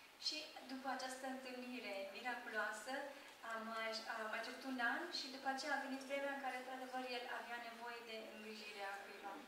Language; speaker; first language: Romanian; non-native, fluent; Japanese